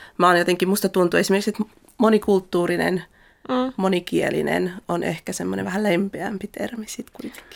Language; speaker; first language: Finnish; early bilingual, other home language; Russian